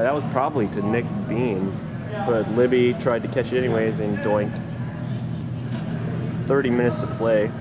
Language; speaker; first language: English; native; English